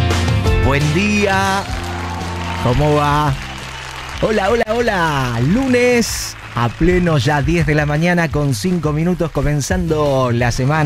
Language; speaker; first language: Spanish; native; Spanish